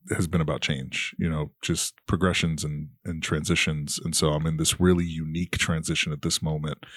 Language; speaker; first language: English; native; English